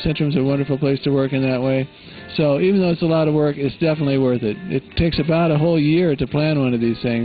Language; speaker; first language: English; native; English